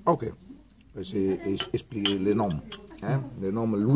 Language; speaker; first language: French; non-native, learner; Italian